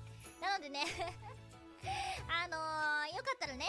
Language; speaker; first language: Japanese; native; Japanese